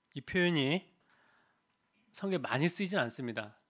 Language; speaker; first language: Korean; native; Korean